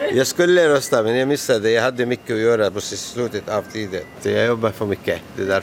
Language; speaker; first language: Swedish; non-native, learner; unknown